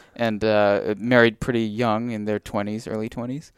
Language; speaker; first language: English; native; English